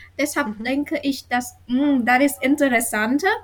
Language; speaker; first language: German; non-native, learner; Vietnamese